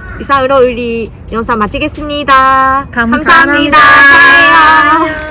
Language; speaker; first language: Korean; non-native, learner; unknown